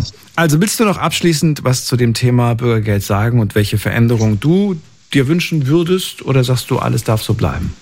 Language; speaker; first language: German; native; German